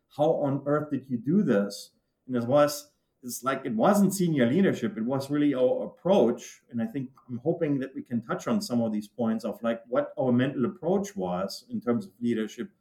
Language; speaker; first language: English; non-native, fluent; German